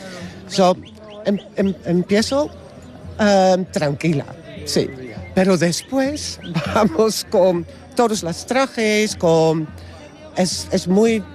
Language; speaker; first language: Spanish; non-native, learner; Dutch